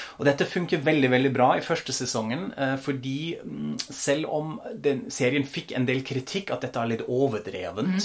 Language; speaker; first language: Norwegian; non-native, fluent; German